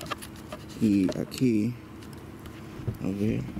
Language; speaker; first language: Spanish; early bilingual, heritage; Spanish